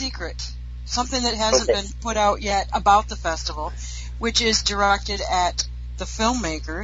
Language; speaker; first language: English; native; English